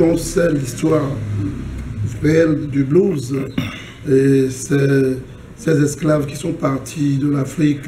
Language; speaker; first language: French; non-native, local second language; Ewe